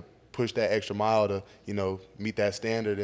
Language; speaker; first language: English; native; English